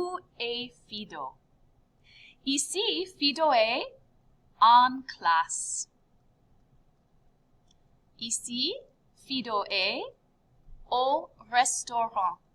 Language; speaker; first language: French; non-native, fluent; English